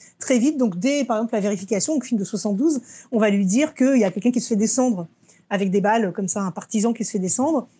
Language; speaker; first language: French; early bilingual, other home language; Russian